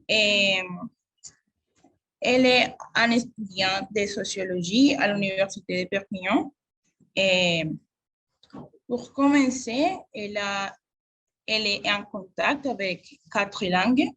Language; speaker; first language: French; non-native, learner; Spanish